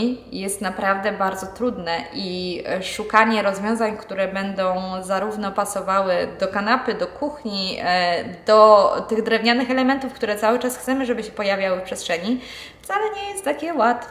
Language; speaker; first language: Polish; native; Polish